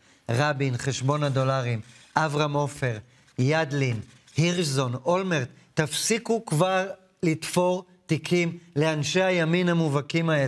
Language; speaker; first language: Hebrew; native; Hebrew